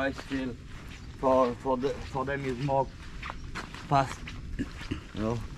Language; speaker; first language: English; non-native, learner; French